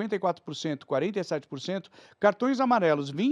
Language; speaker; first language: Portuguese; native; Portuguese